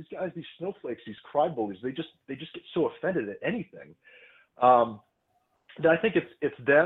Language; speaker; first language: English; native; English